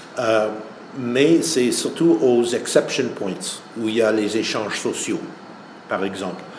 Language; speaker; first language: French; non-native, fluent; English